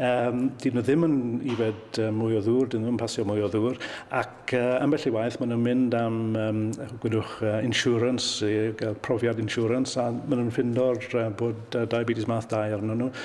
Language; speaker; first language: Welsh; native; Welsh